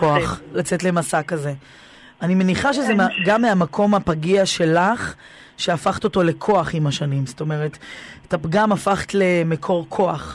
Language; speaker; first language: Hebrew; native; Hebrew